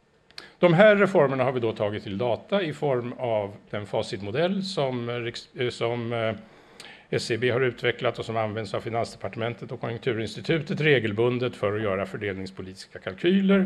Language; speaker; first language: Swedish; native; Swedish